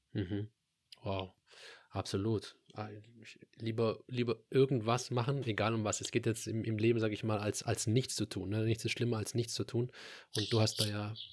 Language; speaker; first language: German; native; German